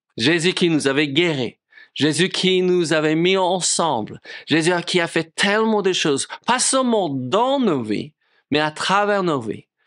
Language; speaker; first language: French; non-native, fluent; English